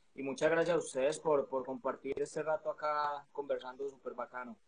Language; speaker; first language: Spanish; native; Spanish